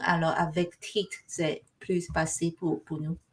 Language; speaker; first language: French; non-native, learner; Chinese